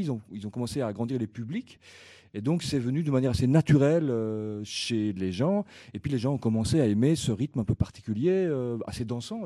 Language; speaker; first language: French; native; French